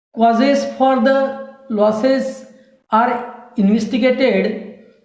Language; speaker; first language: English; non-native, local second language; Marathi